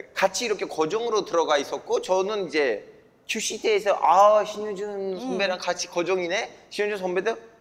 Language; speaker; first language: Korean; non-native, fluent; Turkish